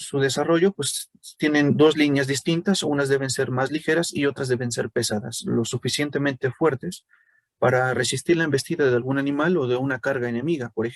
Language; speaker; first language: Spanish; native; Spanish